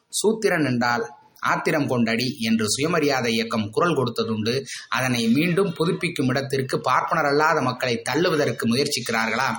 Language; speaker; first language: Tamil; native; Tamil